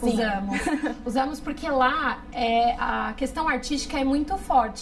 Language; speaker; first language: Portuguese; native; Portuguese